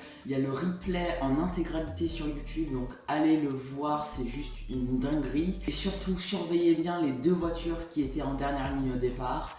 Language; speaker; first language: French; native; French